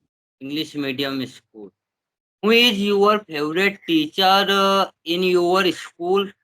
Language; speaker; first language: English; non-native, learner; Hindi